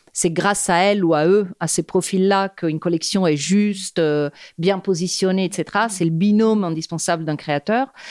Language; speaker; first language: French; non-native, fluent; Italian